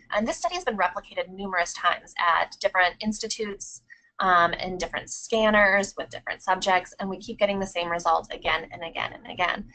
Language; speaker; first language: English; native; English